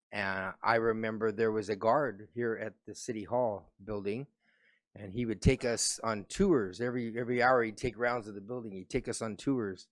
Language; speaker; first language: English; native; English